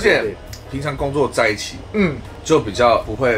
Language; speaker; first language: Chinese; native; Chinese